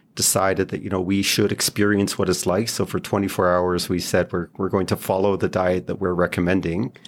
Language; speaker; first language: English; non-native, fluent; Hebrew